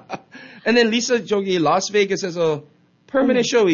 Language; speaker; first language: Korean; early bilingual, heritage; Korean